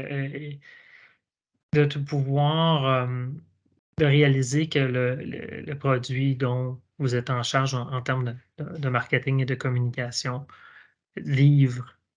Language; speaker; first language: French; native; French